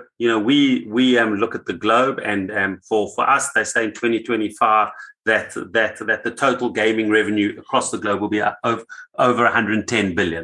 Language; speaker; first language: English; native; English